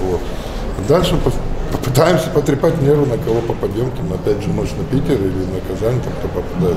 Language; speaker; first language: Russian; native; Russian